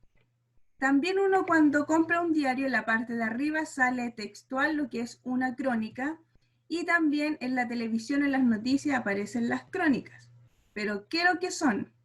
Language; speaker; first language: Spanish; native; Spanish